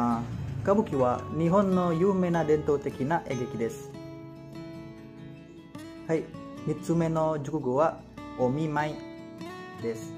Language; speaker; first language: Japanese; non-native, learner; Indonesian